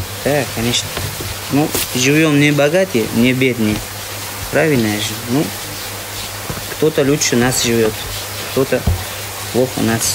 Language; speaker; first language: Russian; non-native, fluent; Uzbek